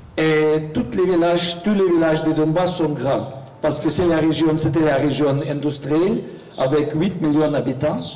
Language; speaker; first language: French; non-native, fluent; Russian